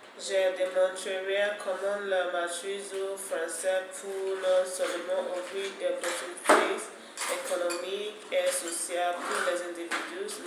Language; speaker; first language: French; non-native, fluent; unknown